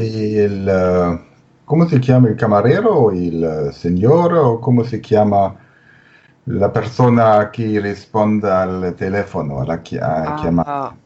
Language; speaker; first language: Italian; non-native, learner; German